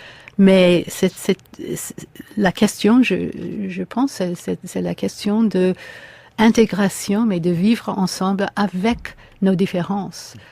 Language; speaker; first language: French; non-native, fluent; English